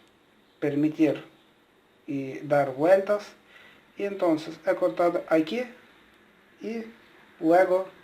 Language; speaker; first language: Spanish; non-native, learner; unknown